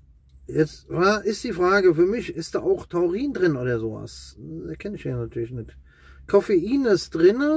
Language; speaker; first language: German; native; German